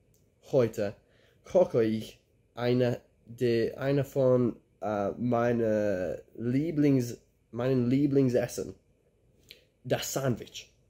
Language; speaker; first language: German; non-native, learner; English